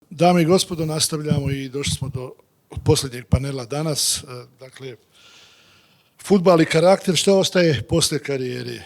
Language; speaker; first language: Bosnian; native; Bosnian